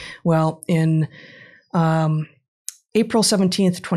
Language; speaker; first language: English; native; English